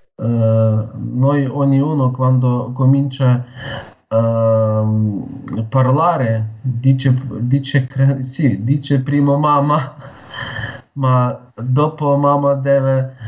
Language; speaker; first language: Italian; non-native, learner; Ukrainian